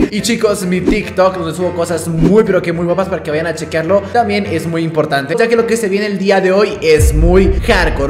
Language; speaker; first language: Spanish; native; Spanish